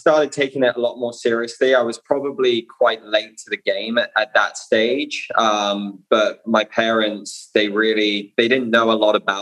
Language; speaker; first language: English; native; English